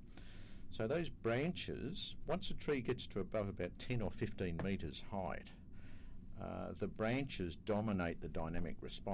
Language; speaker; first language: English; native; English